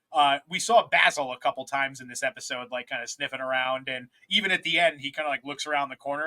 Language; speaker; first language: English; native; English